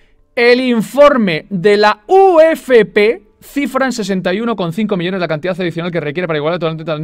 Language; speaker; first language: Spanish; native; Spanish